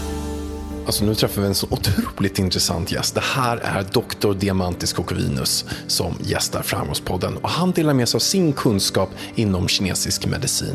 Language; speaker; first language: Swedish; native; Swedish